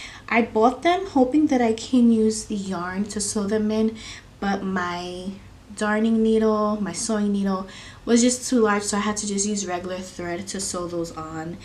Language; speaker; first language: English; native; English